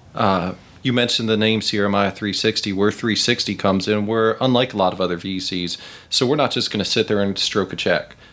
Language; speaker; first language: English; native; English